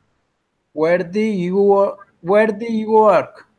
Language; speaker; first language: English; non-native, learner; Spanish